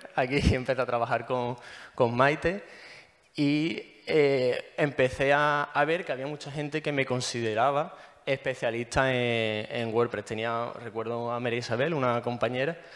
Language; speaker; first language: Spanish; native; Spanish